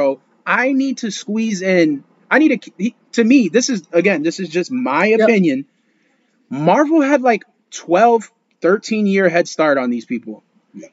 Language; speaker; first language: English; early bilingual, other home language; Spanish